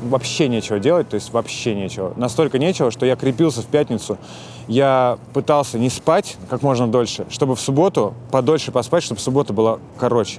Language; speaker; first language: Russian; native; Russian